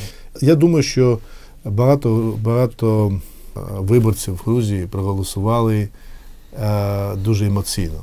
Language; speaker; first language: Ukrainian; non-native, fluent; Georgian